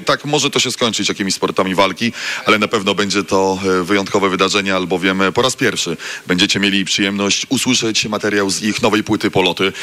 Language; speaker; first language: Polish; native; Polish